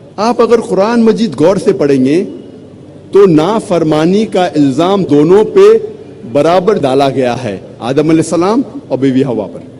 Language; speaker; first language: Urdu; non-native, local second language; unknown